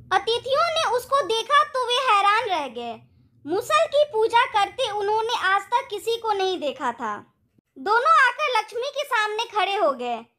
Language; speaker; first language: Hindi; native; Hindi